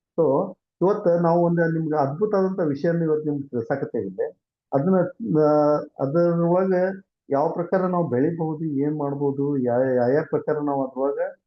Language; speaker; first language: Kannada; native; Kannada